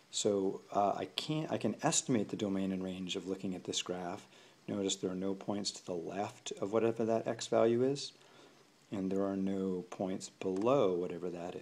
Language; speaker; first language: English; native; English